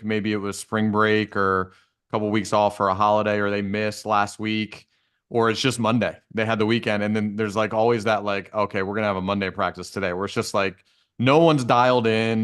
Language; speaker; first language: English; native; English